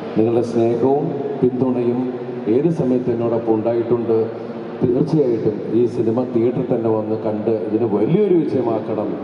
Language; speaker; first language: Malayalam; native; Malayalam